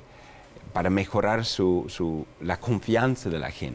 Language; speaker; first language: Spanish; non-native, fluent; English